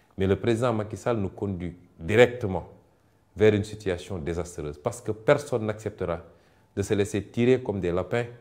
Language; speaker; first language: French; non-native, local second language; Wolof